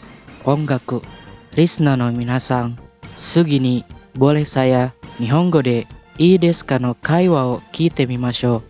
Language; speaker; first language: Japanese; non-native, fluent; Indonesian